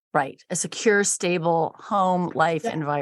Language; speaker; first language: English; native; English